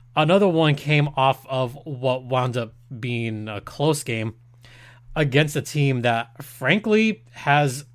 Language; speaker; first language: English; early bilingual, other home language; Spanish